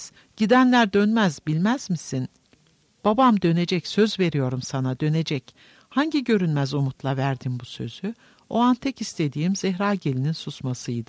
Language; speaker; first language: Turkish; native; Turkish